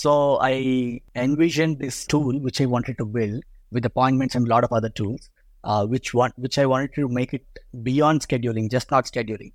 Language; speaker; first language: English; non-native, local second language; Telugu